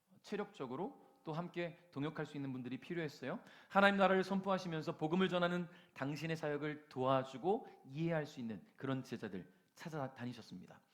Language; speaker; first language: Korean; native; Korean